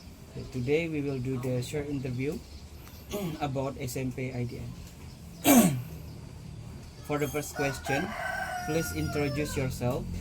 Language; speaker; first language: English; non-native, learner; Indonesian